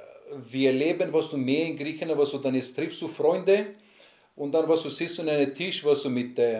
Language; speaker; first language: German; non-native, learner; Greek